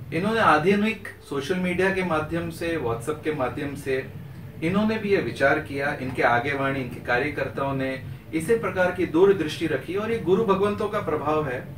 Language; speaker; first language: Hindi; native; Hindi